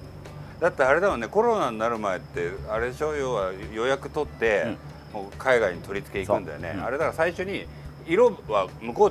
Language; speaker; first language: Japanese; native; Japanese